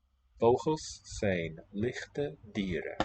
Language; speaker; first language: Dutch; non-native, learner; English